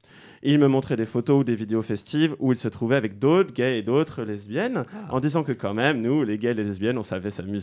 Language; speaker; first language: French; native; French